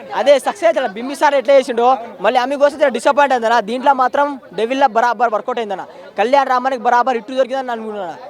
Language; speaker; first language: Telugu; native; Telugu